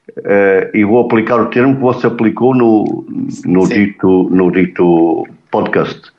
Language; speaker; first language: Portuguese; native; Portuguese